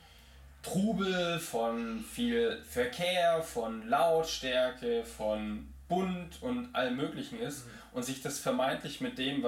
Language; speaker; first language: German; native; German